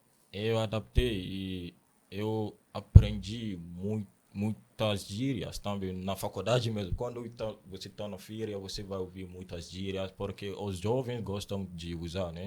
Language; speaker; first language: Portuguese; non-native, learner; Akan